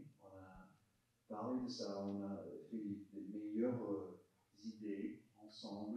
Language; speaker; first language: French; non-native, learner; English